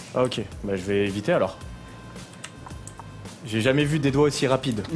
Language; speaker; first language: French; native; French